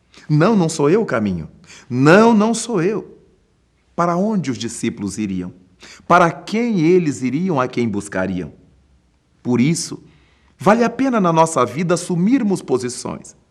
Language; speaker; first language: Portuguese; native; Portuguese